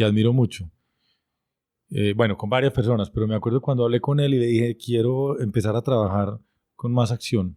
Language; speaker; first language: Spanish; native; Spanish